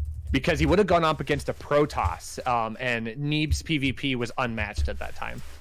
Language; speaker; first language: English; native; English